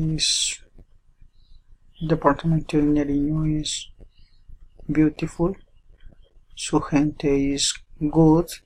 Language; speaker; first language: English; non-native, learner; Spanish